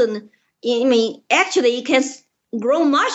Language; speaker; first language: English; non-native, fluent; Chinese